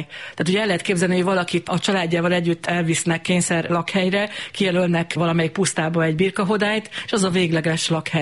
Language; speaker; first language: Hungarian; native; Hungarian